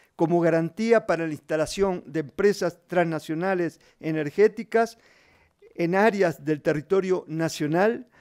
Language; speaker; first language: Spanish; native; Spanish